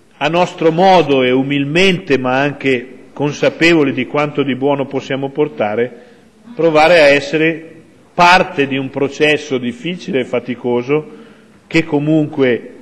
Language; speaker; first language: Italian; native; Italian